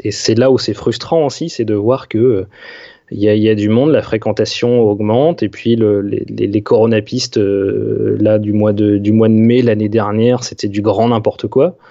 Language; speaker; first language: French; native; French